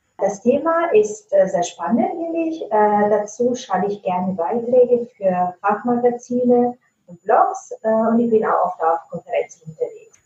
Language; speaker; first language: German; non-native, fluent; Italian